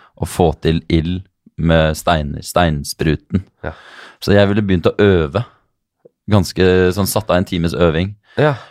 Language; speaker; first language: Norwegian; native; Norwegian